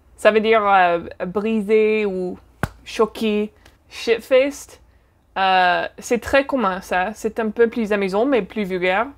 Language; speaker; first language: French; non-native, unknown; English